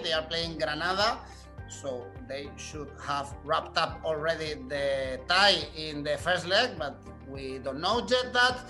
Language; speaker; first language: English; non-native, fluent; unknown